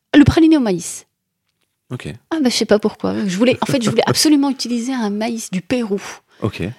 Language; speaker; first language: French; non-native, local second language; Arabic